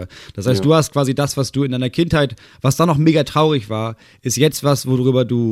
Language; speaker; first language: German; native; German